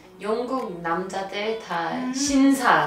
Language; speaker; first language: Korean; non-native, fluent; English